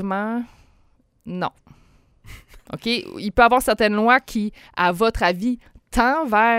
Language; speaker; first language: French; native; French